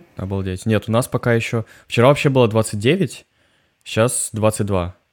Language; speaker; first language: Russian; native; Russian